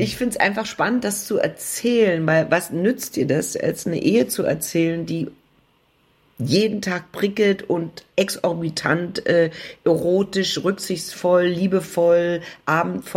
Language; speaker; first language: German; native; German